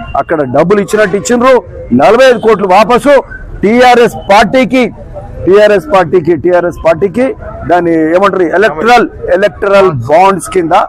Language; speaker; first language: Telugu; native; Telugu